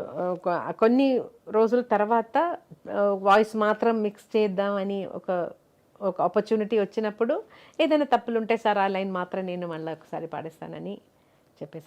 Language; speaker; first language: Telugu; non-native, local second language; Malayalam